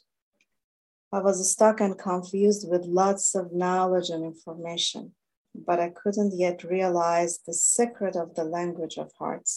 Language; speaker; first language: English; non-native, fluent; Persian